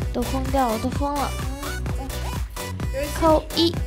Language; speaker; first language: Chinese; non-native, learner; Korean